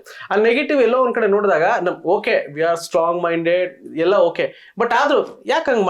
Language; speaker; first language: Kannada; native; Kannada